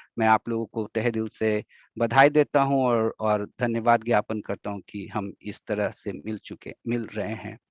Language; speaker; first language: Hindi; native; Hindi